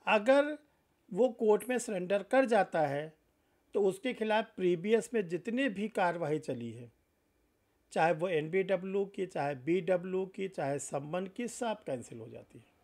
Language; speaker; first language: Hindi; native; Hindi